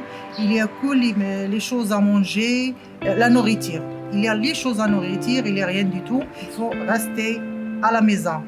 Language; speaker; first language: French; non-native, local second language; Arabic